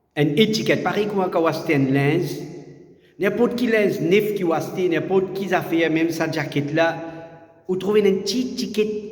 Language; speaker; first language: French; non-native, learner; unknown